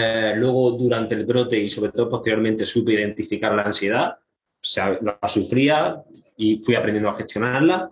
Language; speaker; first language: Spanish; native; Spanish